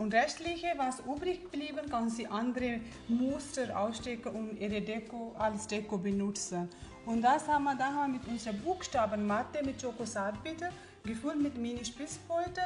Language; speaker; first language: German; non-native, learner; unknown